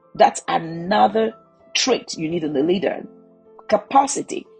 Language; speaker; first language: English; non-native, local second language; Yoruba